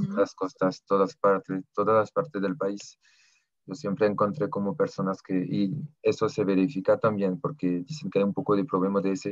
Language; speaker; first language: Spanish; non-native, fluent; French